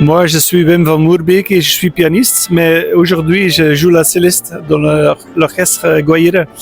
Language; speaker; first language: French; non-native, local second language; Dutch